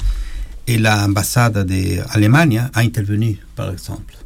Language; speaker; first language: French; non-native, learner; Spanish